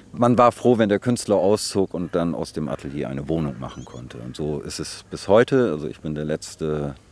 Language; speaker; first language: German; native; German